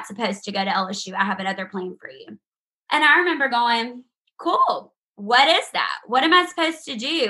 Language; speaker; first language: English; native; English